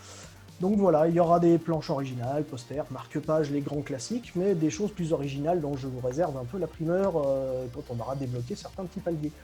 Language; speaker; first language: French; native; French